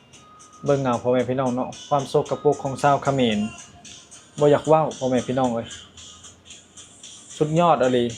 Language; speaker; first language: Thai; non-native, local second language; Lao